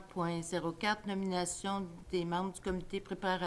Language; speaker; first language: French; native; French